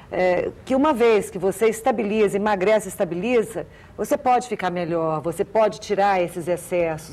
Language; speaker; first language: Portuguese; native; Portuguese